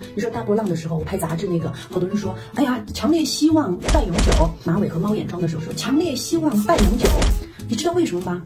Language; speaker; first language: Chinese; native; Chinese